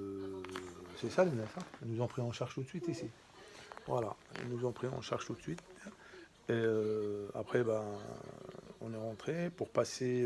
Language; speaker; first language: French; native; French